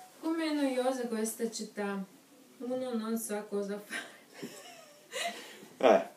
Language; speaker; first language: Italian; non-native, learner; Russian